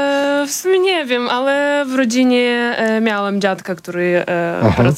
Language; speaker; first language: Polish; non-native, fluent; Ukrainian